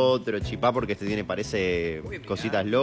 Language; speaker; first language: Spanish; native; Spanish